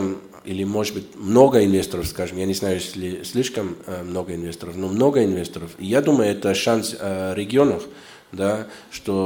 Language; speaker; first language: Russian; non-native, fluent; German